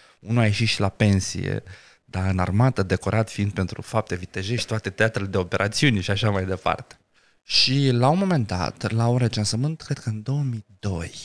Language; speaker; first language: Romanian; non-native, local second language; Romany